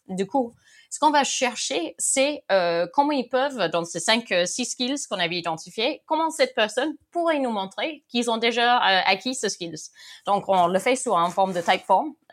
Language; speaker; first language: French; non-native, fluent; English